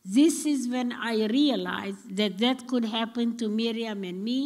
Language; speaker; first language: English; non-native, fluent; Romanian